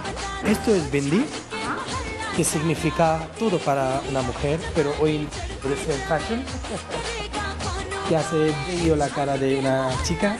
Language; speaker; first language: Spanish; non-native, fluent; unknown